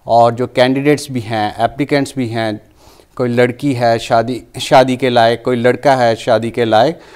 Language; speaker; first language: Hindi; native; Hindi